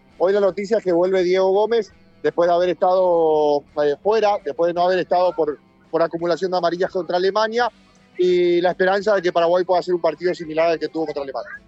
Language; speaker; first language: Spanish; native; Spanish